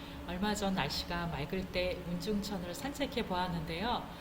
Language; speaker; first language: Korean; native; Korean